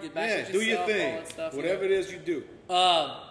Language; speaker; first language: English; native; English